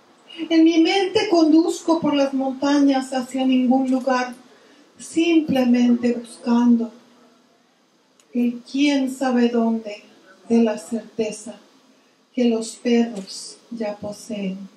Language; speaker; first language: Spanish; early bilingual, heritage; Spanish